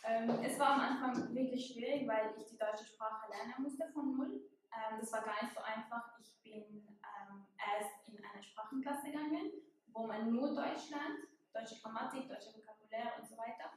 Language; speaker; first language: German; non-native, fluent; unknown